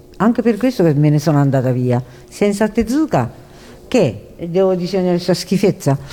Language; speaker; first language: Italian; non-native, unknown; Japanese